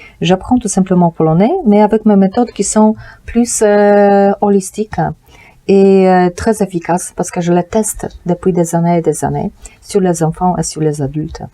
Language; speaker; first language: French; non-native, fluent; Polish